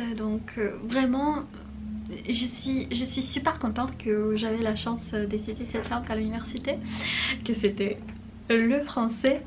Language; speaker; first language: French; non-native, fluent; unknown